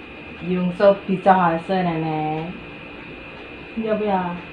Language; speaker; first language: Chinese; non-native, learner; Indonesian